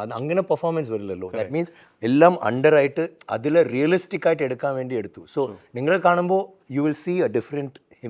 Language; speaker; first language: Malayalam; non-native, fluent; Tamil